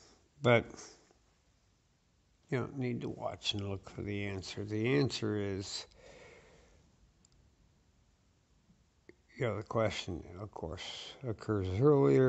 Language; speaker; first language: English; native; English